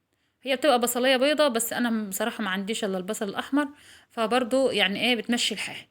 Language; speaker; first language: Arabic; native; Arabic